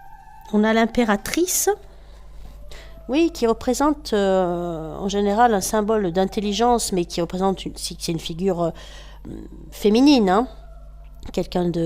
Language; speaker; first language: French; native; French